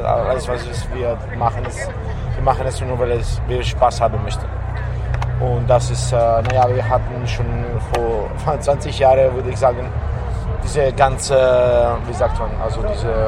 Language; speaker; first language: German; non-native, fluent; Italian